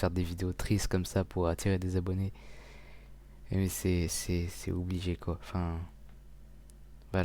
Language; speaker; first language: French; native; French